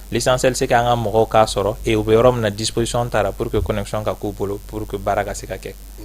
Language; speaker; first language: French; non-native, local second language; Bambara